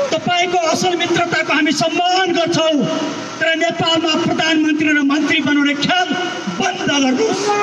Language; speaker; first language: Nepali; native; Nepali